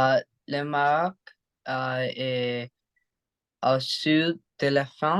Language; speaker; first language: French; non-native, learner; English